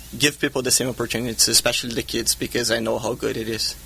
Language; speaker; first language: English; non-native, fluent; Portuguese